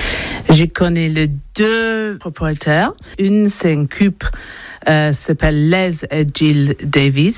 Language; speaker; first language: French; non-native, learner; English